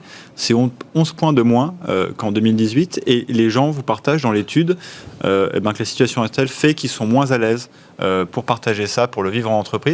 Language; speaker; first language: French; native; French